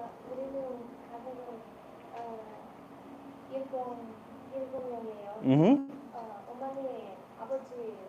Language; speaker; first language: Korean; non-native, learner; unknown